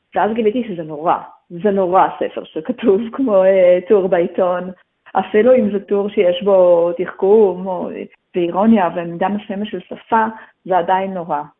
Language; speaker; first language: Hebrew; native; Hebrew